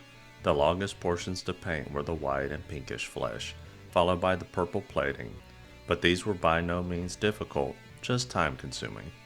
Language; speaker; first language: English; native; English